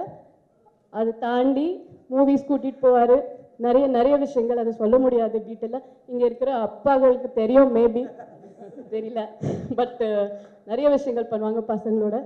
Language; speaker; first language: Tamil; non-native, fluent; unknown